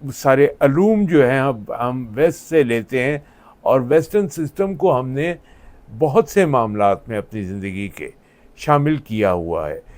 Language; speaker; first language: Urdu; native; Urdu